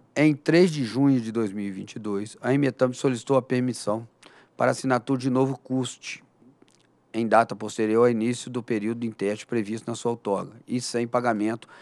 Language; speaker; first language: Portuguese; native; Portuguese